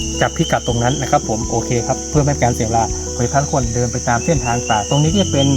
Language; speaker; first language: Thai; native; Thai